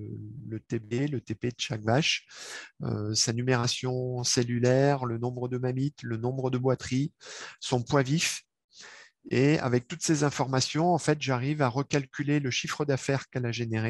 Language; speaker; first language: French; native; French